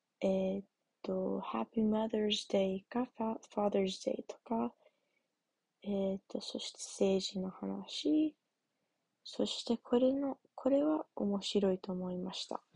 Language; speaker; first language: Japanese; non-native, learner; English